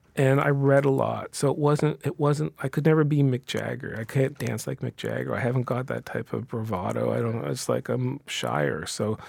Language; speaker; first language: English; early bilingual, other home language; Ukrainian